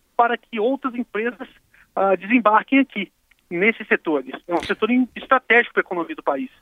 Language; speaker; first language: Portuguese; native; Portuguese